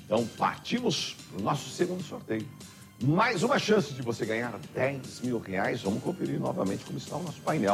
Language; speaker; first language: Portuguese; native; Portuguese